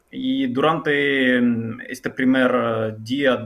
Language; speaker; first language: Spanish; non-native, fluent; Ukrainian